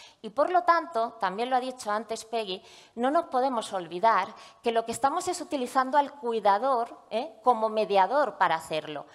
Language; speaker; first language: Spanish; native; Spanish